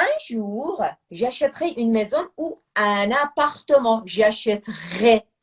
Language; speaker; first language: French; non-native, fluent; Persian